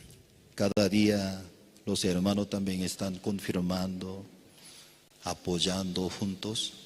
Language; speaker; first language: Spanish; non-native, fluent; Korean